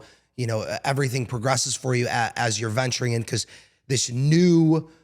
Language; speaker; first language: English; native; English